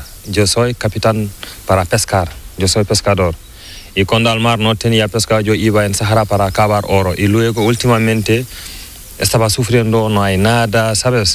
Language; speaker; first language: Spanish; non-native, learner; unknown